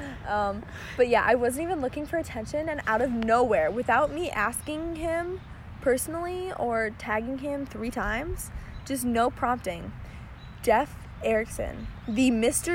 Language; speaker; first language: English; native; English